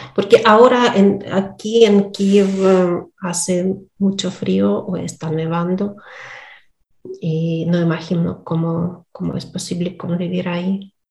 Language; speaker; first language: Spanish; non-native, learner; Russian